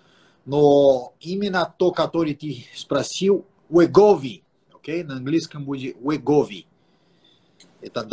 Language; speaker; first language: Russian; non-native, fluent; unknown